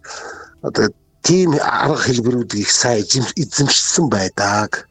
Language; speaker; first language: Mongolian; native; Mongolian